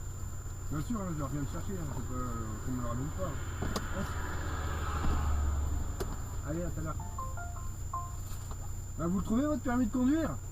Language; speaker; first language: French; native; French